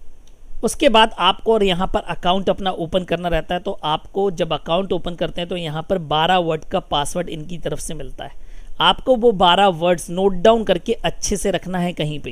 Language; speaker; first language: Hindi; native; Hindi